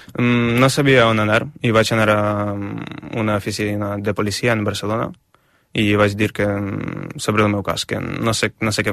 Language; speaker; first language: Catalan; non-native, fluent; Ukrainian